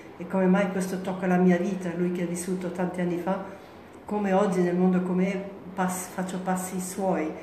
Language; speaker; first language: Italian; non-native, fluent; German